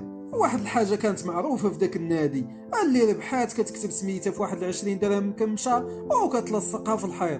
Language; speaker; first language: Arabic; native; Arabic